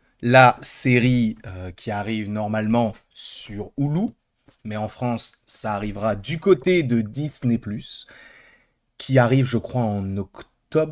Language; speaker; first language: French; native; French